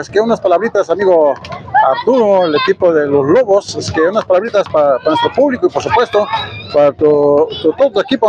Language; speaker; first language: Spanish; native; Spanish